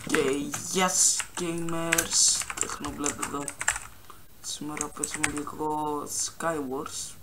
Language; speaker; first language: Greek; native; Greek